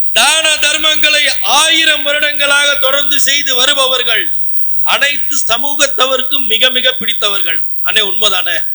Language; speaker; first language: Tamil; non-native, local second language; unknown